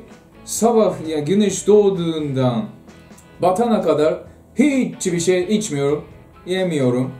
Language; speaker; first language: Turkish; non-native, fluent; Japanese